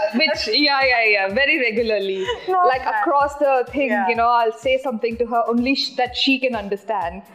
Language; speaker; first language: English; non-native, local second language; Tamil